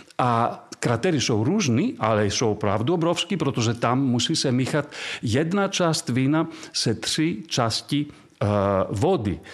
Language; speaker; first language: Czech; non-native, fluent; Greek